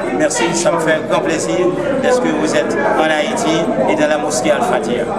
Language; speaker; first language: French; non-native, local second language; Haitian Creole